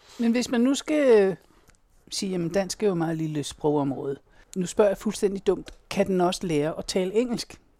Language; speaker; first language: Danish; native; Danish